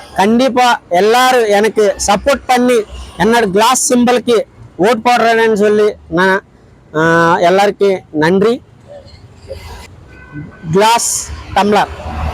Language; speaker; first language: Tamil; non-native, local second language; Telugu